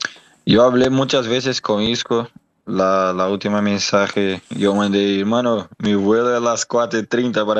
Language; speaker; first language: Spanish; non-native, learner; Portuguese